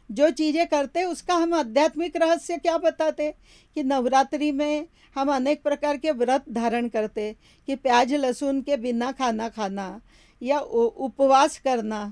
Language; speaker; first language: Hindi; non-native, local second language; Marathi